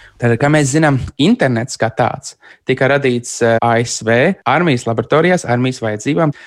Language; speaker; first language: Latvian; native; Latvian